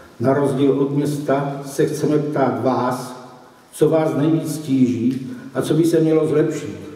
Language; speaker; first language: Czech; native; Czech